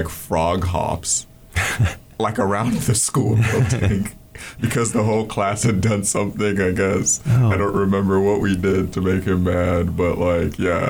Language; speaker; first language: English; non-native, local second language; Ganda